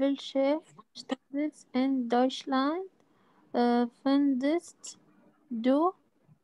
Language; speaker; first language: German; non-native, learner; Arabic